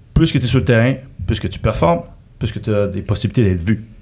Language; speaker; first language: French; native; French